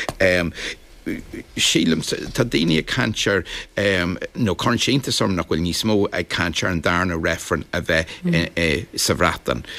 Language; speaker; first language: Irish; native; Irish